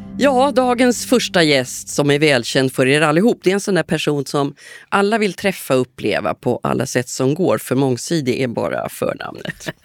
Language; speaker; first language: Swedish; native; Swedish